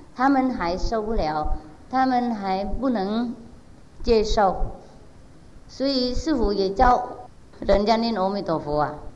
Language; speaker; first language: Chinese; non-native, fluent; Vietnamese